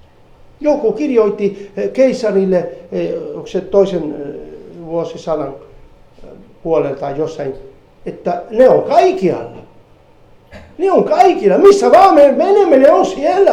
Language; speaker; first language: Finnish; non-native, fluent; Spanish